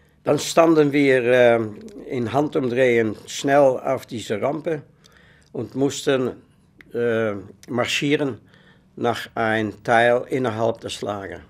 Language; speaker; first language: German; non-native, fluent; Dutch